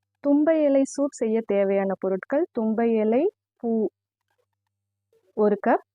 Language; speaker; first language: Tamil; native; Tamil